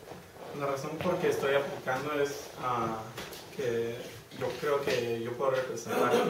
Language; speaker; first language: Spanish; early bilingual, heritage; Spanish